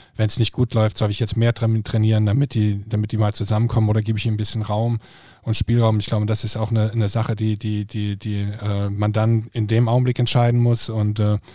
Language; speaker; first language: German; non-native, fluent; Icelandic